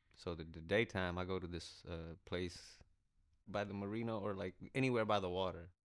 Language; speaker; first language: English; early bilingual, other home language; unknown